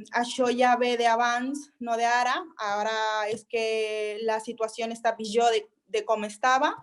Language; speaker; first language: Catalan; non-native, local second language; Spanish